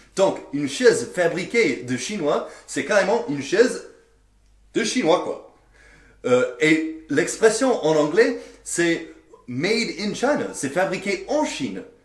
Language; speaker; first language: French; non-native, fluent; English